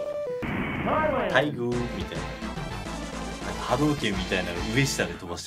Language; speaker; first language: Japanese; native; Japanese